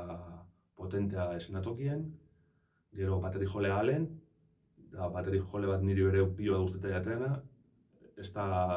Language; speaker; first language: Basque; native; Basque